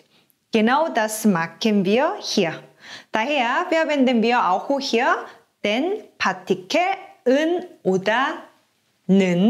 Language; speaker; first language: German; non-native, fluent; Korean